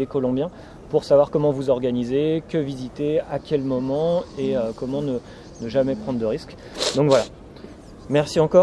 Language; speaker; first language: French; native; French